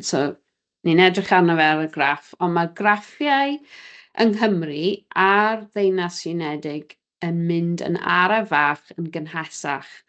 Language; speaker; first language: Welsh; native; Welsh